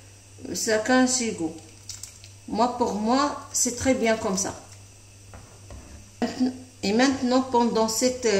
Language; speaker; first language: French; non-native, local second language; Arabic